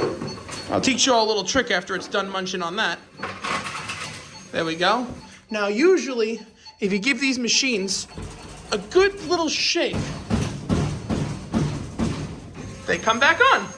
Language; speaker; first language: English; native; English